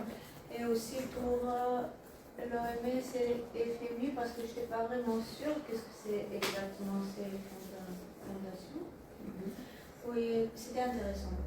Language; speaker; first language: French; non-native, learner; Bulgarian